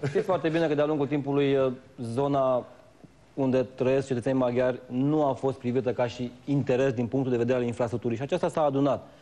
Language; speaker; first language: Romanian; non-native, local second language; Hungarian